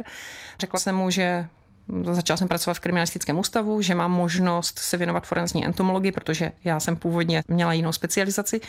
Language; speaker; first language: Czech; native; Czech